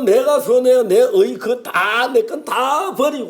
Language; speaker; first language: Korean; native; Korean